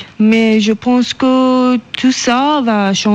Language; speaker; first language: French; non-native, learner; Persian